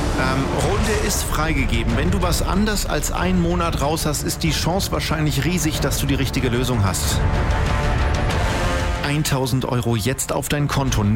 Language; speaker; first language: German; native; German